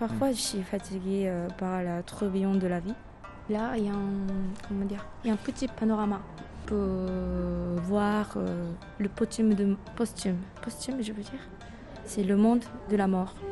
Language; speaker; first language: French; non-native, fluent; Japanese